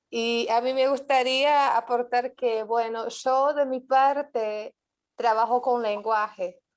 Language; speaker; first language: Spanish; non-native, fluent; Portuguese